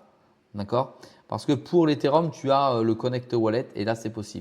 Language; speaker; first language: French; native; French